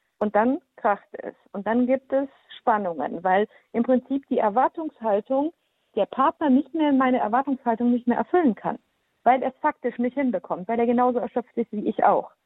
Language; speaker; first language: German; early bilingual, heritage; German